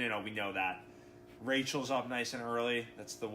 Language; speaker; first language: English; native; English